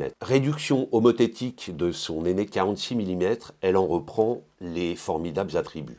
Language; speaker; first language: French; native; French